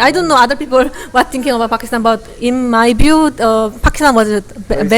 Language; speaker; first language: English; non-native, learner; Korean